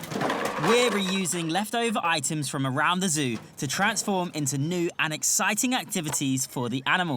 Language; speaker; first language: English; native; English